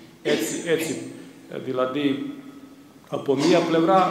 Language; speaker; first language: Greek; non-native, fluent; Serbian